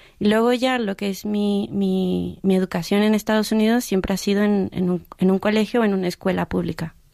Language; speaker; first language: Spanish; early bilingual, heritage; Spanish